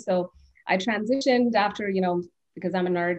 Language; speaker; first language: English; non-native, local second language; Hindi